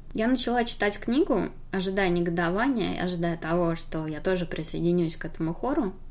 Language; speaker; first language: Russian; native; Russian